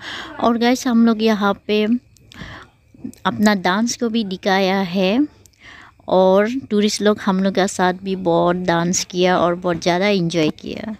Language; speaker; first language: Hindi; non-native, local second language; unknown